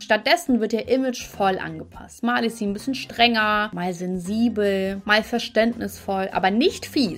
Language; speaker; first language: German; native; German